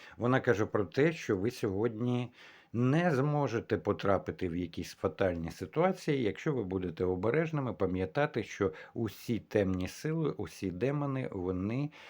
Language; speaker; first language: Ukrainian; non-native, local second language; Russian